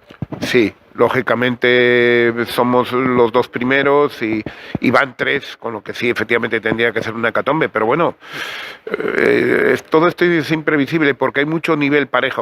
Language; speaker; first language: Spanish; native; Spanish